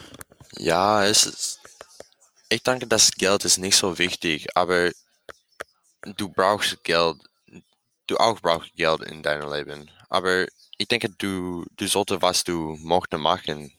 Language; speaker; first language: German; non-native, learner; English